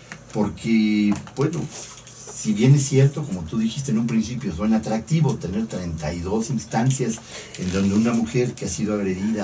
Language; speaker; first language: Spanish; native; Spanish